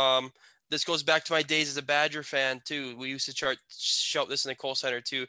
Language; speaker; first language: English; native; English